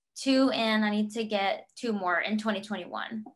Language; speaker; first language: English; native; English